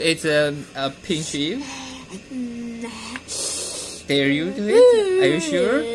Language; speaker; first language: English; non-native, fluent; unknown